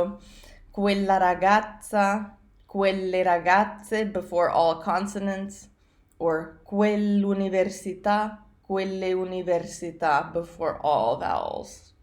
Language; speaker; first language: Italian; non-native, fluent; English